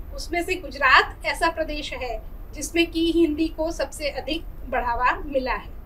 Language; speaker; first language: Hindi; native; Hindi